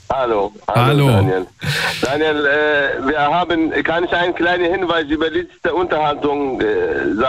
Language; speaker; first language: German; non-native, learner; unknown